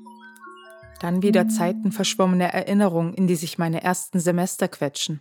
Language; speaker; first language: German; early bilingual, other home language; Turkish